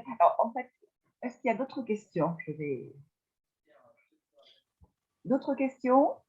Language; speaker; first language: French; native; French